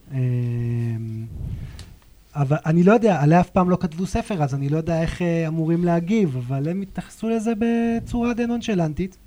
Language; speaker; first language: Hebrew; native; Hebrew